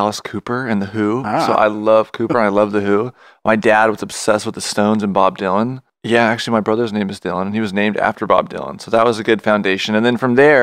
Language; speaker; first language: English; native; English